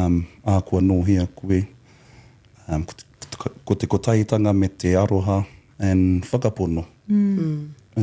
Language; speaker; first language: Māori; non-native, local second language; English